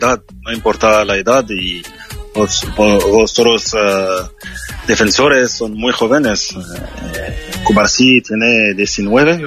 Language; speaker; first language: Spanish; non-native, fluent; French